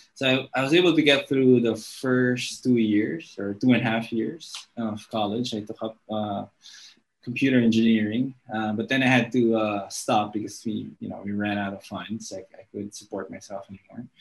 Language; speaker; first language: English; native; English